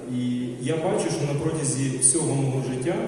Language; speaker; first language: Ukrainian; non-native, local second language; Russian